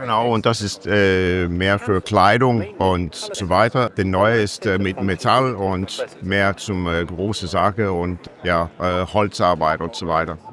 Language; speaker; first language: German; non-native, learner; English